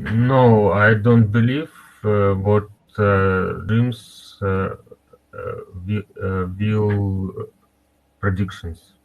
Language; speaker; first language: English; non-native, learner; Russian